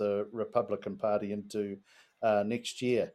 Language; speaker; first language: English; native; English